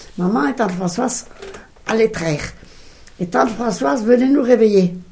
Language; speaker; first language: French; non-native, local second language; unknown